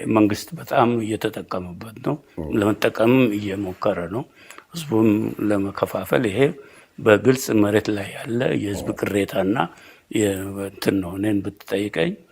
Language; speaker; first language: Amharic; non-native, local second language; Oromo